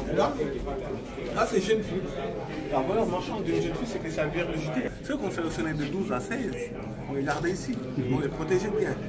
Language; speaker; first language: French; non-native, local second language; Wolof